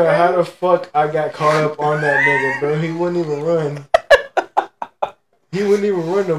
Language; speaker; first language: English; native; English